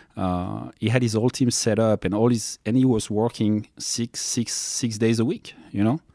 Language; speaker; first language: English; non-native, fluent; French